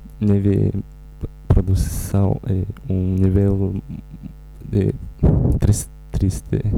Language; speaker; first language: Portuguese; non-native, learner; Romanian